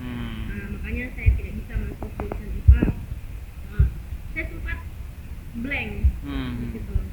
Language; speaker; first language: Indonesian; native; Indonesian